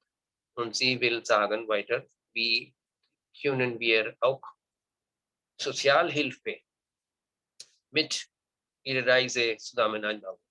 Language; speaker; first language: German; non-native, learner; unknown